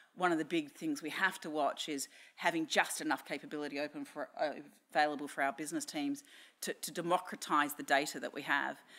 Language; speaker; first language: English; native; English